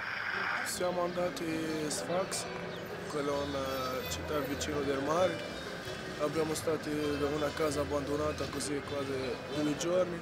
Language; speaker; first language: Italian; non-native, learner; Arabic